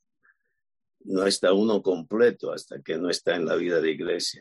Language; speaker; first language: Spanish; native; Spanish